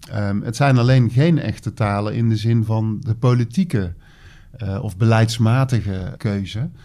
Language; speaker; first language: Dutch; native; Dutch